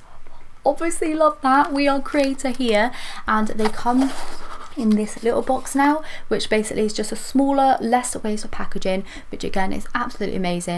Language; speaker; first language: English; native; English